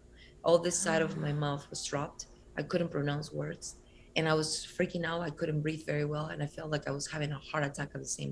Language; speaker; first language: English; non-native, fluent; Spanish